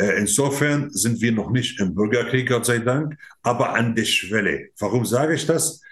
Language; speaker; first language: German; non-native, fluent; Arabic